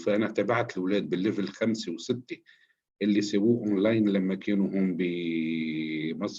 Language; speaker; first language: Arabic; native; Arabic